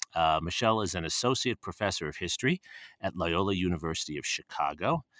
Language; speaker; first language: English; native; English